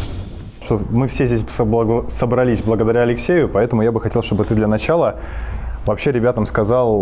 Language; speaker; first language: Russian; native; Russian